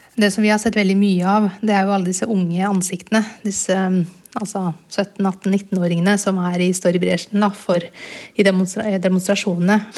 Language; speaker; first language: Norwegian; early bilingual, other home language; Burmese